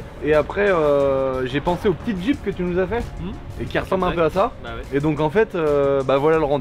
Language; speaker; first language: French; native; French